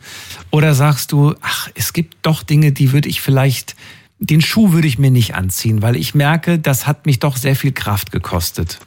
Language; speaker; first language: German; native; German